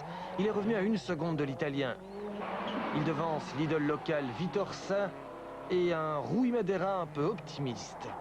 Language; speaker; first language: French; native; French